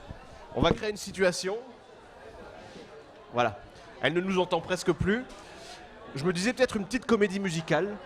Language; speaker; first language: French; native; French